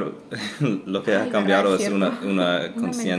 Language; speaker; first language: Spanish; non-native, fluent; English